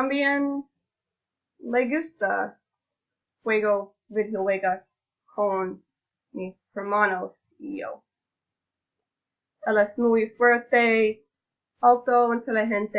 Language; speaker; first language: Spanish; non-native, learner; English